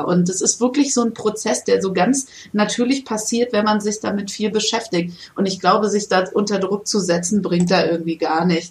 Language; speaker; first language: German; native; German